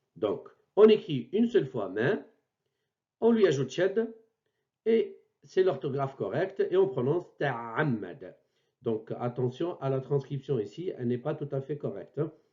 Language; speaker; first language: French; non-native, local second language; Arabic